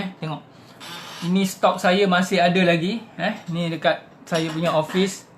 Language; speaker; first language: Malay; native; Malay